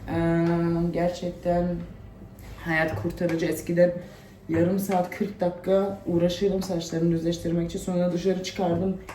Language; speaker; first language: Turkish; early bilingual, heritage; Turkish